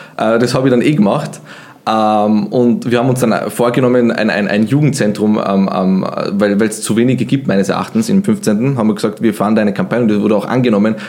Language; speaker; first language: German; early bilingual, other home language; Bosnian